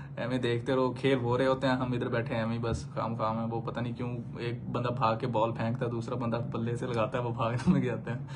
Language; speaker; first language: Urdu; non-native, local second language; Punjabi